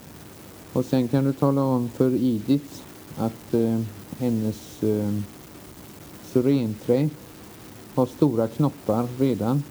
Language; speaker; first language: Swedish; native; Swedish